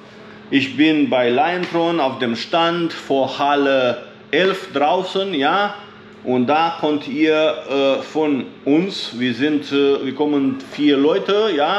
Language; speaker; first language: German; non-native, fluent; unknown